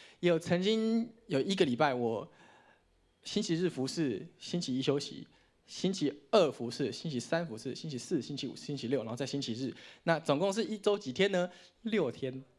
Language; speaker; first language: Chinese; native; Chinese